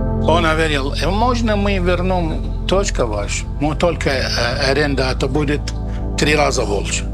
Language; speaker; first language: Russian; non-native, learner; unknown